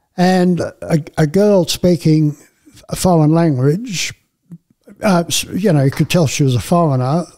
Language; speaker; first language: English; native; English